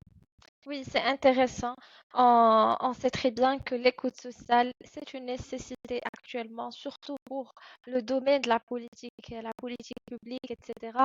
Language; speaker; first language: French; non-native, fluent; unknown